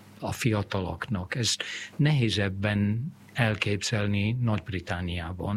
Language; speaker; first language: Hungarian; non-native, fluent; English